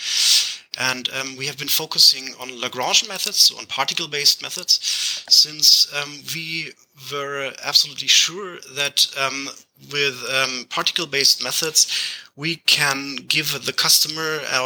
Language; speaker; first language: English; non-native, fluent; German